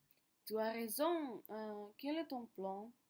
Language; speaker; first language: French; non-native, learner; Indonesian